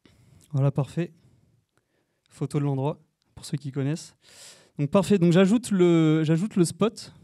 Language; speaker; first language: French; native; French